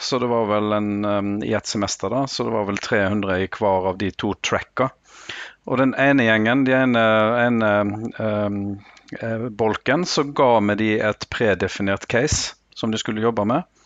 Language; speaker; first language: Norwegian; native; Norwegian